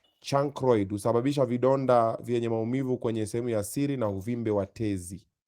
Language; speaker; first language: Swahili; native; Swahili